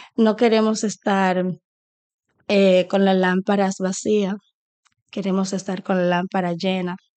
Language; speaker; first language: Spanish; native; Spanish